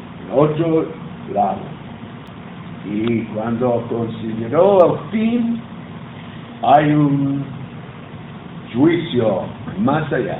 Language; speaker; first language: Spanish; non-native, learner; Portuguese